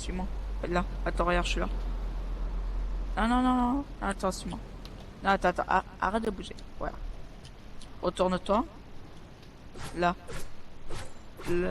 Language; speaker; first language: French; native; French